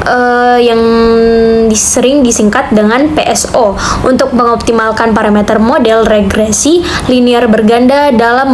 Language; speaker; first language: Indonesian; native; Indonesian